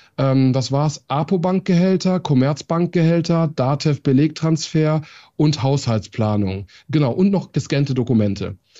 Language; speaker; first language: German; early bilingual, other home language; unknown